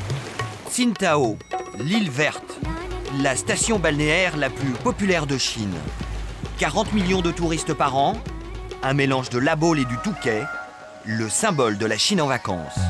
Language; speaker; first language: French; native; French